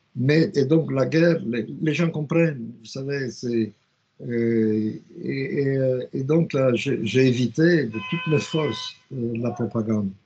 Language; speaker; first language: French; non-native, fluent; Romanian